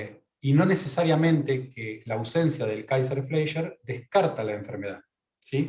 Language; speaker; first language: Spanish; native; Spanish